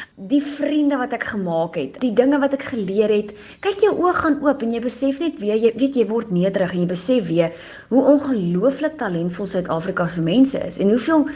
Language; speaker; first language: Afrikaans; native; Afrikaans